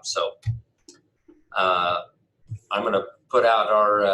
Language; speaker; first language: English; native; English